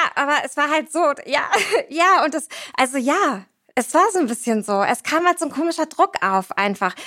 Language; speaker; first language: German; native; German